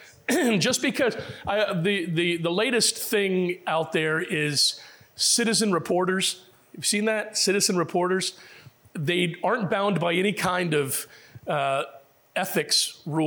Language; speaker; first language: English; native; English